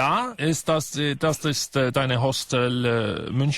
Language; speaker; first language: German; non-native, learner; Icelandic